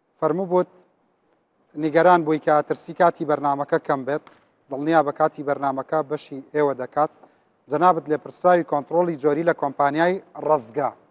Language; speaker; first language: Central Kurdish; native; Central Kurdish